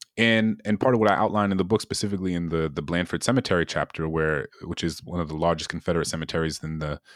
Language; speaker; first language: English; native; English